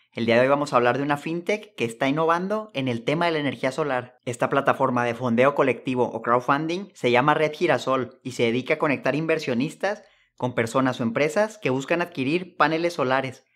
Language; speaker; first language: Spanish; native; Spanish